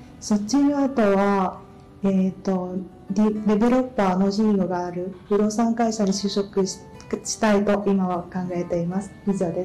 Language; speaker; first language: Japanese; non-native, fluent; Vietnamese